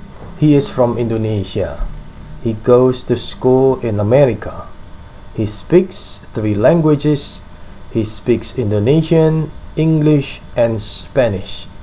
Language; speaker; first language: English; non-native, fluent; Indonesian